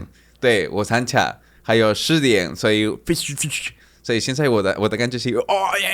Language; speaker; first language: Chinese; non-native, learner; Spanish